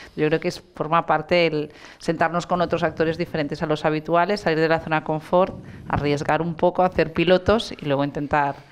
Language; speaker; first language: Spanish; non-native, local second language; Catalan